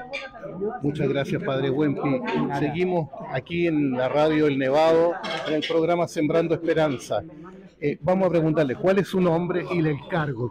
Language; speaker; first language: Spanish; native; Spanish